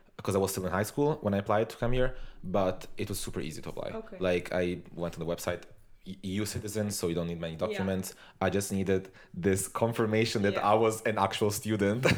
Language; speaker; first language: English; non-native, fluent; Italian